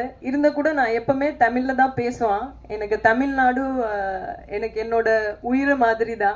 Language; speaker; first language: Tamil; non-native, fluent; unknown